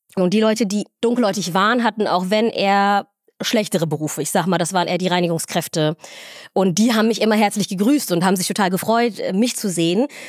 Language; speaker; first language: German; early bilingual, other home language; Somali